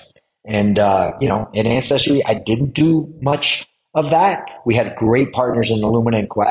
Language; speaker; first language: English; native; English